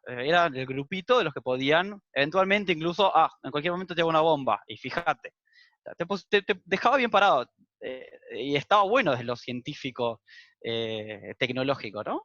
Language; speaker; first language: Spanish; native; Spanish